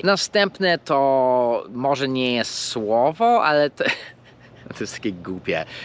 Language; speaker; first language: Polish; early bilingual, heritage; English